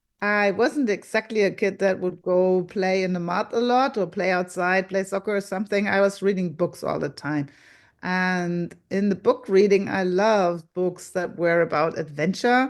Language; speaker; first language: English; non-native, fluent; German